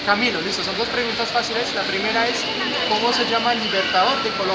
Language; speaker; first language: Spanish; non-native, fluent; French